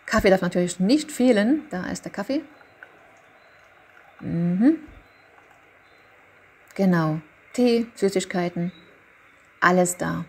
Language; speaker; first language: German; native; German